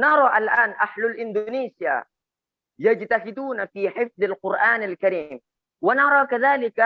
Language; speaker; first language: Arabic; non-native, fluent; Indonesian